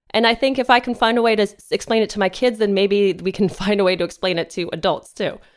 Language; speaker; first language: English; native; English